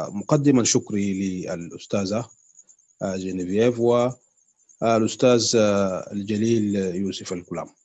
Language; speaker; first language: Arabic; native; Arabic